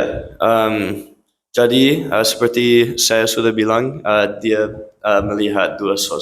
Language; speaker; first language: Indonesian; non-native, learner; English